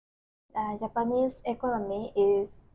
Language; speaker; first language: English; non-native, learner; Japanese